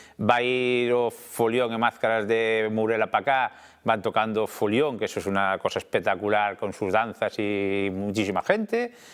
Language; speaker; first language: Galician; non-native, local second language; Spanish